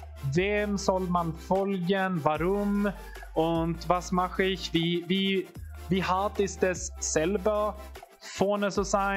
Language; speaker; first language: German; non-native, fluent; Swedish